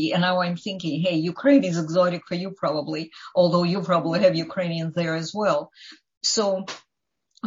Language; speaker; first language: English; non-native, fluent; Ukrainian